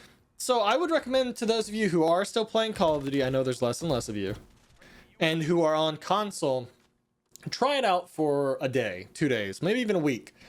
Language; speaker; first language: English; native; English